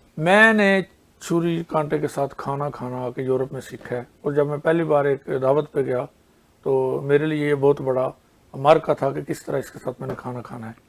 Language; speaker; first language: Urdu; non-native, local second language; Punjabi